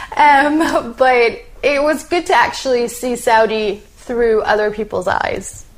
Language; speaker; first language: English; non-native, fluent; Arabic